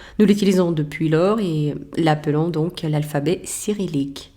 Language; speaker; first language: French; non-native, fluent; Russian